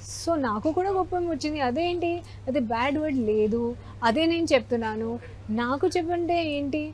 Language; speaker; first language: Telugu; non-native, learner; Hindi